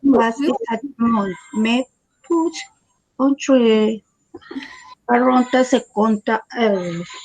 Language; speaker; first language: French; non-native, learner; Spanish